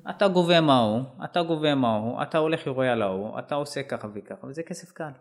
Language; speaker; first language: Hebrew; non-native, local second language; Arabic